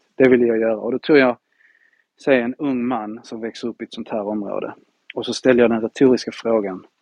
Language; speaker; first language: Swedish; early bilingual, heritage; Spanish